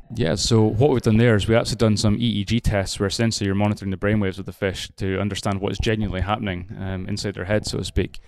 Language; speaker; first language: English; native; English